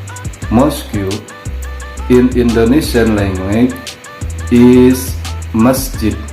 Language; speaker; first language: English; non-native, learner; Indonesian